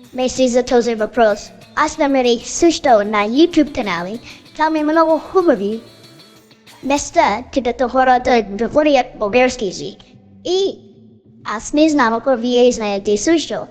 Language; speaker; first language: Bulgarian; non-native, learner; Chinese